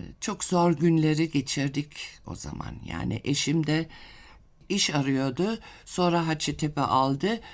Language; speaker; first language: Turkish; non-native, fluent; German